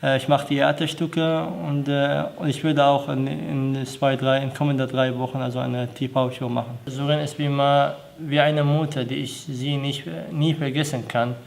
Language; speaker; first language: German; non-native, learner; Arabic